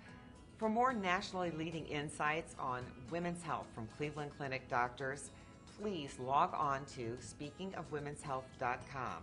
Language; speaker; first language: English; native; English